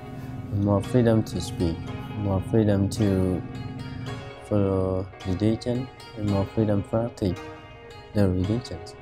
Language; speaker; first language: English; non-native, learner; Khmer